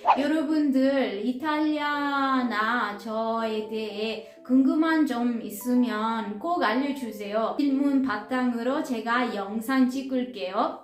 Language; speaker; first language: Korean; non-native, fluent; Italian